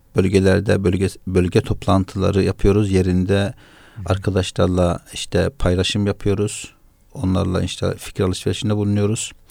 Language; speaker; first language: Turkish; native; Turkish